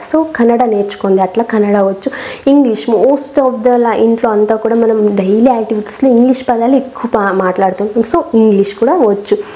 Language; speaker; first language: Telugu; non-native, local second language; Kannada